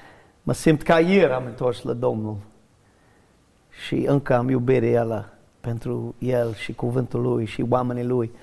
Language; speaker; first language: Romanian; non-native, learner; English